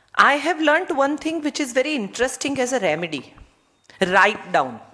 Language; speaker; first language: English; non-native, local second language; Gujarati